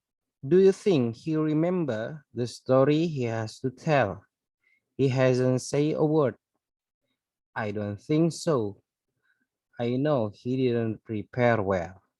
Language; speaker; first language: English; non-native, learner; Indonesian